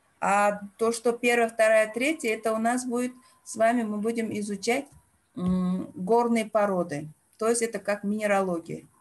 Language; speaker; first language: Russian; non-native, local second language; Uzbek